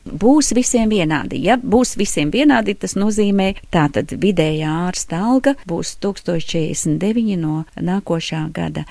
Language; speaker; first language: Latvian; non-native, local second language; Russian